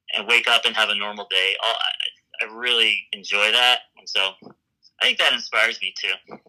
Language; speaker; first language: English; native; English